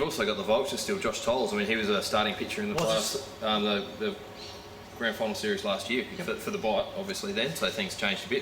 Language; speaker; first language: English; native; English